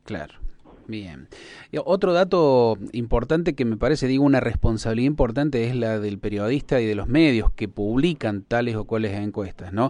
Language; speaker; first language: Spanish; native; Spanish